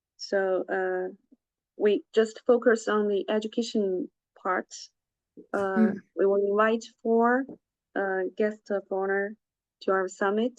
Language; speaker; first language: English; non-native, fluent; Chinese